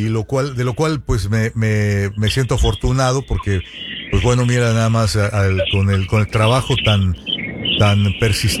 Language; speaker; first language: Spanish; native; Spanish